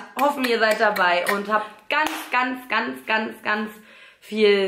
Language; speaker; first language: German; native; German